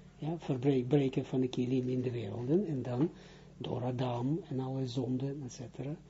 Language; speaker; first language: Dutch; non-native, fluent; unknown